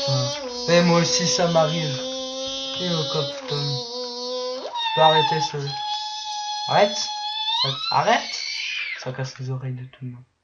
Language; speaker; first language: French; native; French